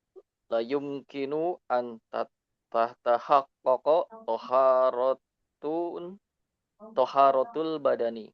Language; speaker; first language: Arabic; non-native, learner; Indonesian